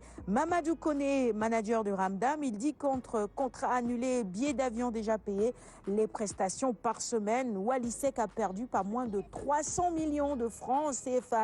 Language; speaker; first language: French; non-native, local second language; Wolof